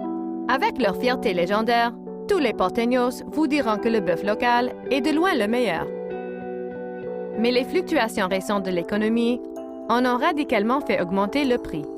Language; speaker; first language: French; native; French